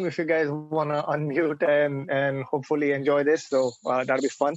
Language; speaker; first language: English; non-native, local second language; Marathi